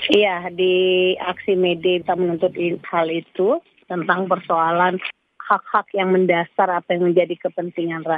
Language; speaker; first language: Indonesian; native; Indonesian